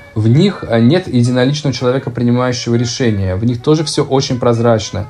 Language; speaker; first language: Russian; native; Russian